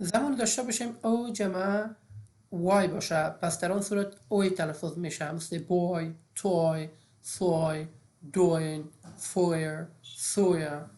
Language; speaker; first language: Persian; native; Persian